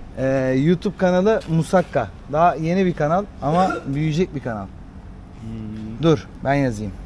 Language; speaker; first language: Turkish; early bilingual, heritage; Turkish